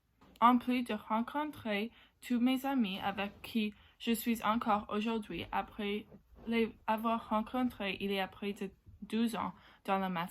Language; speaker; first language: French; non-native, local second language; English